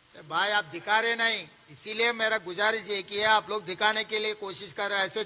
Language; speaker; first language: Hindi; non-native, local second language; Telugu